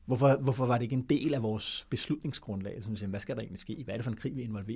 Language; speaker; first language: Danish; native; Danish